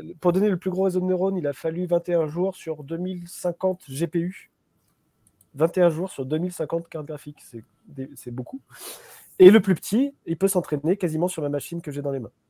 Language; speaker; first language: French; native; French